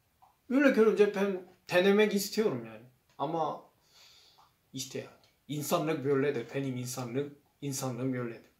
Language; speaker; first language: Turkish; non-native, learner; Korean